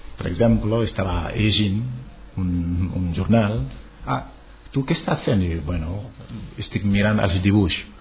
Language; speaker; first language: Catalan; non-native, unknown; Wolof